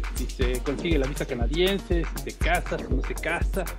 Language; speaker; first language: Spanish; native; Spanish